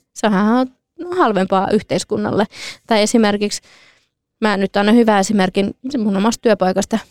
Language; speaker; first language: Finnish; early bilingual, other home language; Kurdish